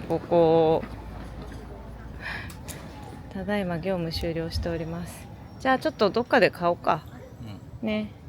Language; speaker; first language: Japanese; native; Japanese